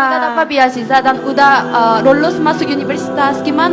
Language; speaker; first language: Indonesian; non-native, learner; Korean